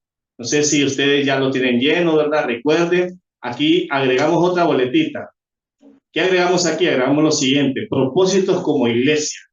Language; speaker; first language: Spanish; native; Spanish